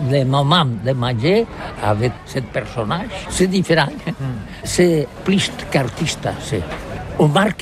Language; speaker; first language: French; non-native, learner; Catalan